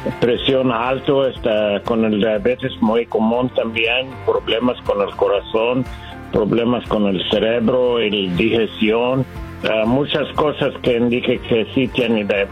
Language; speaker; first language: Spanish; non-native, learner; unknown